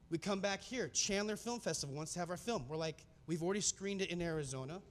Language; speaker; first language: English; native; English